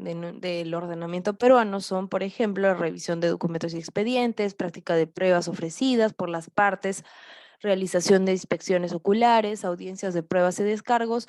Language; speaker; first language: Spanish; native; Spanish